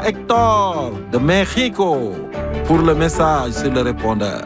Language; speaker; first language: French; native; French